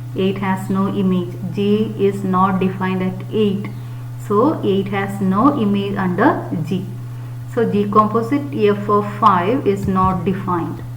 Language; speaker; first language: English; non-native, local second language; Malayalam